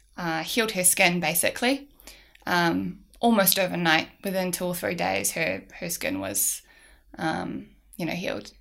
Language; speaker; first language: English; native; English